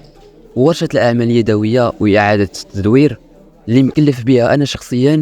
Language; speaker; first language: Arabic; native; Arabic